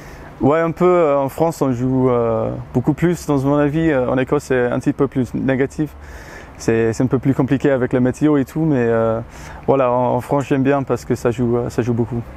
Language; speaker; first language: French; non-native, learner; English